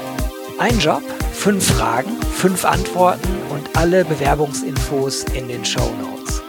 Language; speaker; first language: German; native; German